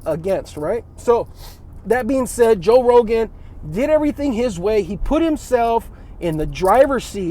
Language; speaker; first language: English; native; English